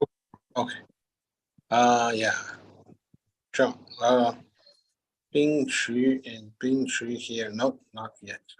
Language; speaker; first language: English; non-native, learner; Chinese